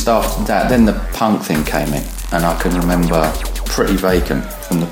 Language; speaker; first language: English; native; English